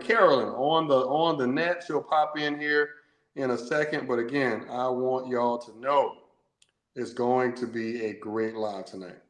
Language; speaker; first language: English; native; English